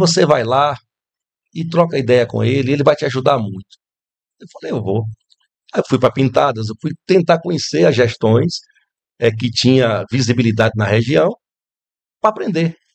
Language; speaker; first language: Portuguese; native; Portuguese